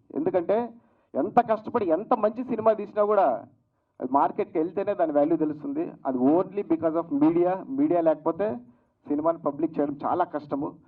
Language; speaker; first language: Telugu; native; Telugu